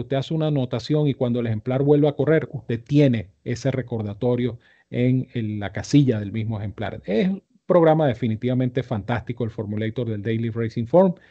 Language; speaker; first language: Spanish; native; Spanish